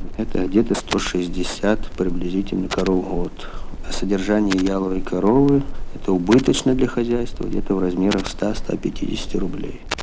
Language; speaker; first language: Russian; native; Russian